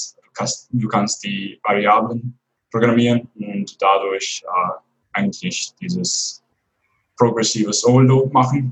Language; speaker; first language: German; non-native, fluent; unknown